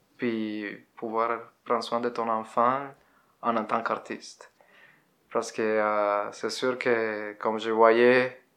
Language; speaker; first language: French; non-native, fluent; Spanish